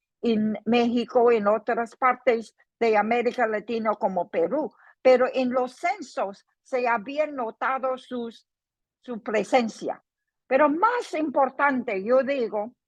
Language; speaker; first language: Spanish; non-native, fluent; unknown